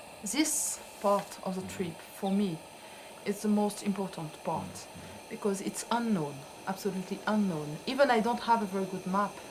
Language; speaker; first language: English; non-native, learner; French